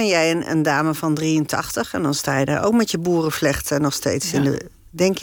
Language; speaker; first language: Dutch; native; Dutch